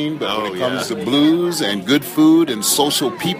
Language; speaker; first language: English; native; English